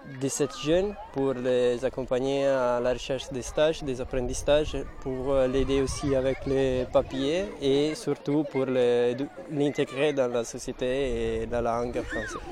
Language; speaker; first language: French; non-native, fluent; Italian